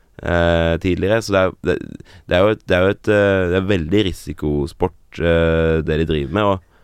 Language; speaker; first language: Norwegian; native; Norwegian